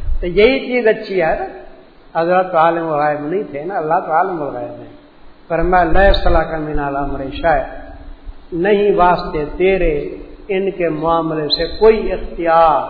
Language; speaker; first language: Urdu; non-native, local second language; Punjabi